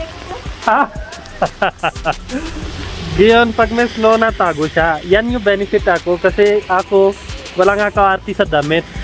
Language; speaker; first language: Filipino; non-native, learner; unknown